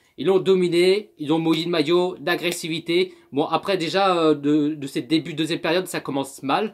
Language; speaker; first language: French; native; French